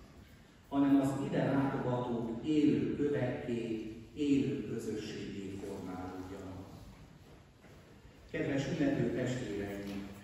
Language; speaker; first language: Hungarian; native; Hungarian